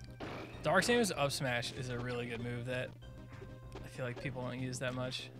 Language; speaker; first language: English; native; English